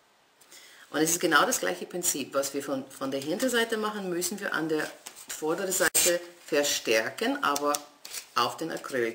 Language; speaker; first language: German; non-native, fluent; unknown